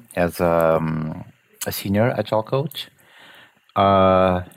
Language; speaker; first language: English; non-native, fluent; Portuguese